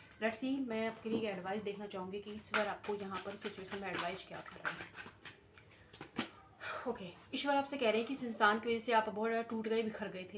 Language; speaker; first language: Hindi; native; Hindi